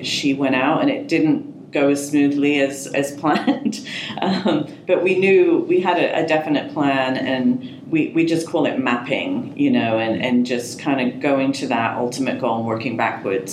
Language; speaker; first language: English; native; English